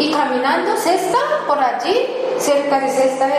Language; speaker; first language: Spanish; non-native, learner; Japanese